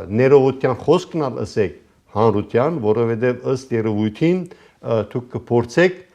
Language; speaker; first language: Armenian; native; Armenian